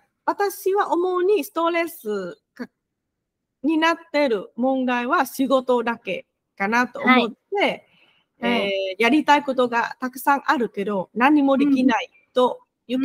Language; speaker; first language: Japanese; non-native, fluent; Vietnamese